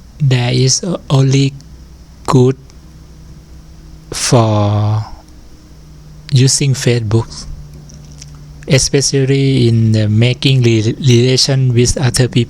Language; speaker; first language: English; non-native, learner; Thai